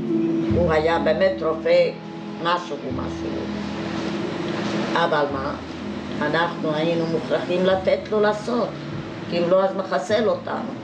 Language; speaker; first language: Hebrew; non-native, fluent; Hungarian